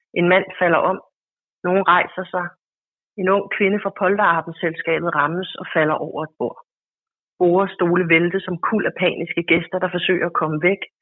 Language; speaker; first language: Danish; native; Danish